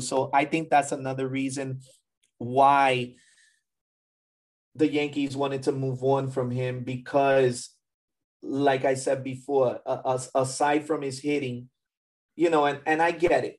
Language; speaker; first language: English; early bilingual, other home language; Spanish